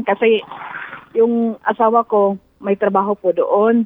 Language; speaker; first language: Filipino; non-native, local second language; Cebuano